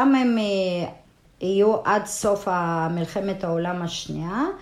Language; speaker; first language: Hebrew; non-native, fluent; Kazakh